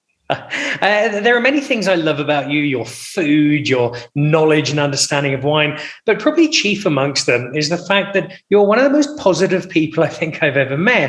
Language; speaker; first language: English; native; English